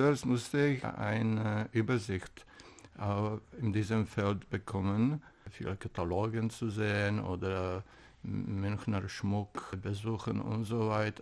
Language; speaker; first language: German; non-native, fluent; Czech